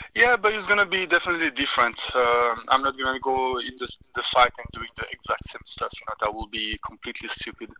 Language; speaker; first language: English; non-native, fluent; French